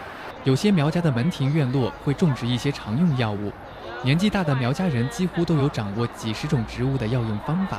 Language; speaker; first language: Chinese; native; Chinese